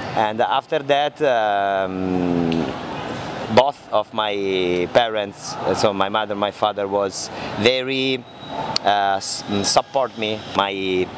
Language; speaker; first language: English; non-native, learner; Italian